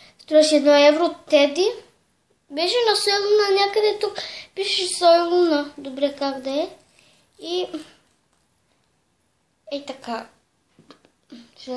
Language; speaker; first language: Bulgarian; early bilingual, heritage; Bulgarian